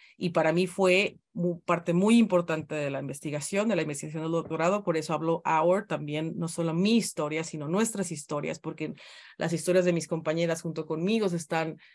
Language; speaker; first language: Spanish; native; Spanish